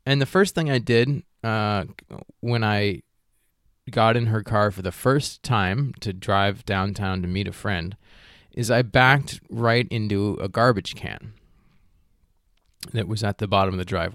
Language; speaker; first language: English; native; English